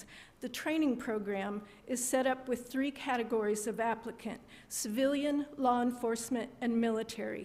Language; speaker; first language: English; native; English